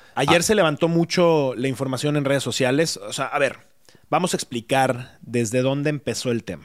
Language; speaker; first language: Spanish; native; Spanish